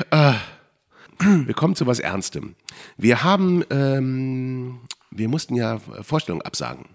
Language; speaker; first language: German; native; German